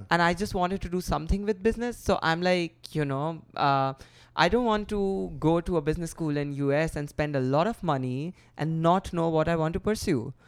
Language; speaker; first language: English; non-native, local second language; Gujarati